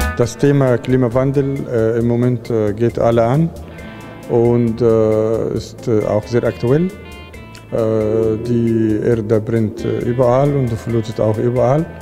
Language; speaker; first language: German; non-native, fluent; Arabic